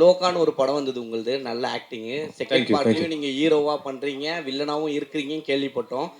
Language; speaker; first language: Tamil; native; Tamil